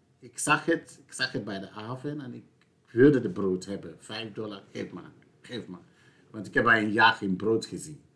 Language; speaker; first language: Dutch; non-native, fluent; English